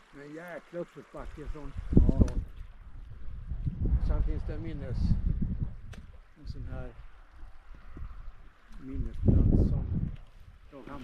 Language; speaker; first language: Swedish; native; Swedish